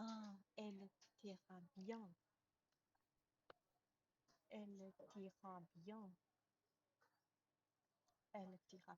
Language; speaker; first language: French; non-native, learner; Chinese